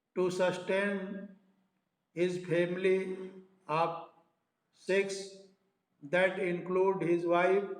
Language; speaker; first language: English; non-native, local second language; Hindi